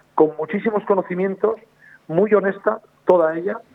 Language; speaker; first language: Spanish; native; Spanish